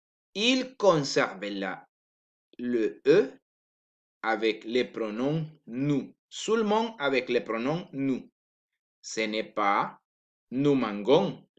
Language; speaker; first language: French; non-native, learner; Spanish